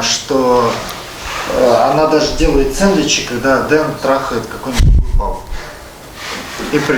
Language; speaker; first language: Russian; native; Russian